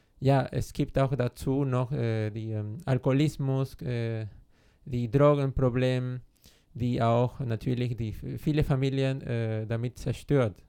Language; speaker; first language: German; non-native, fluent; Spanish